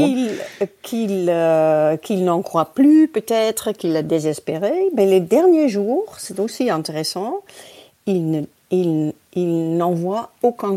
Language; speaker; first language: French; non-native, fluent; Dutch